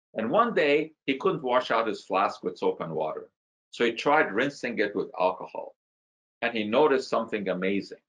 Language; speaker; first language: English; non-native, fluent; Hungarian